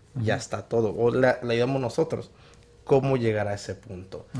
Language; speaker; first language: Spanish; early bilingual, heritage; Spanish